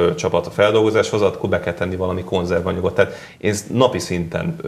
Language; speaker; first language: Hungarian; native; Hungarian